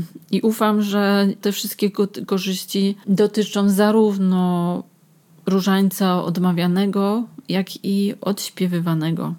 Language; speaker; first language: Polish; native; Polish